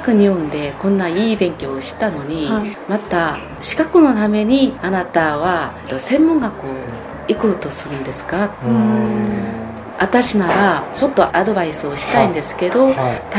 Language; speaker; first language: Japanese; non-native, fluent; Korean